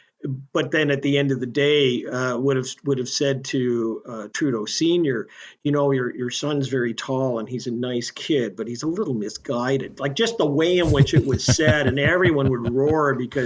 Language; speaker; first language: English; native; English